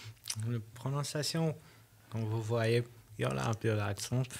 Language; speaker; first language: French; non-native, learner; Armenian